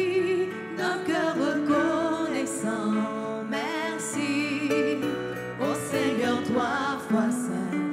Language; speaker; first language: French; native; French